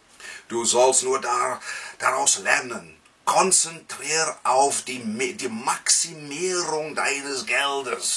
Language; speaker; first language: German; non-native, fluent; English